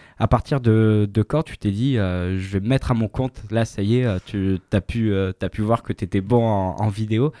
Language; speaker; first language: French; native; French